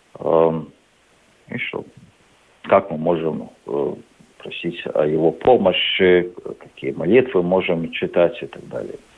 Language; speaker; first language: Russian; non-native, local second language; Latvian